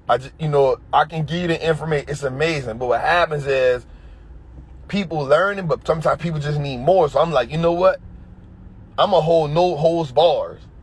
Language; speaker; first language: English; native; English